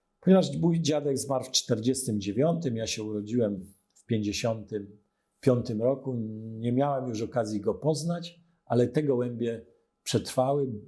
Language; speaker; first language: Polish; native; Polish